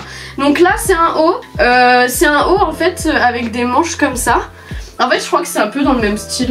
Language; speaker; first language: French; native; French